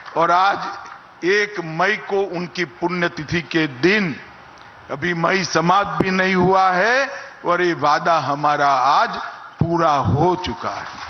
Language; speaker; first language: Hindi; non-native, local second language; Gujarati